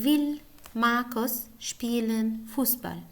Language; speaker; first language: German; non-native, learner; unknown